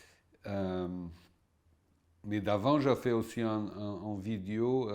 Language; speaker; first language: French; non-native, fluent; Portuguese